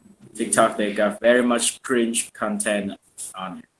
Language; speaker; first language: English; non-native, learner; Vietnamese